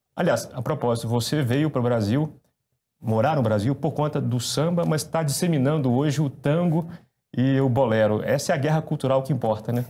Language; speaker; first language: Portuguese; native; Portuguese